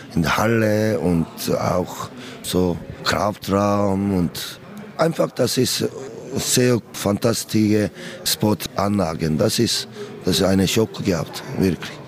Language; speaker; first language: German; non-native, learner; Korean